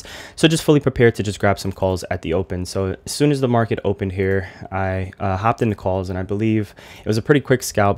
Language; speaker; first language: English; native; English